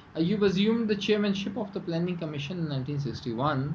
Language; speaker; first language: English; non-native, local second language; Urdu